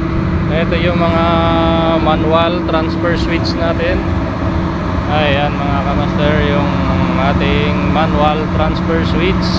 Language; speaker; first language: Filipino; native; Filipino